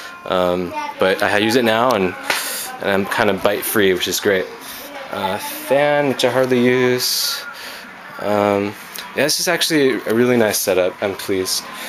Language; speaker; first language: English; native; English